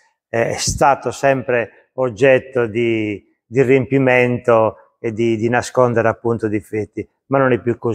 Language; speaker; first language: Italian; native; Italian